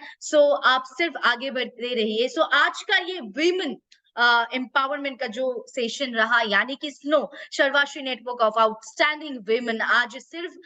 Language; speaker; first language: Hindi; native; Hindi